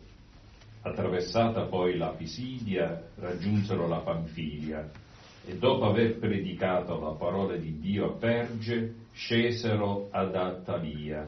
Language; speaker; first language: Italian; native; Italian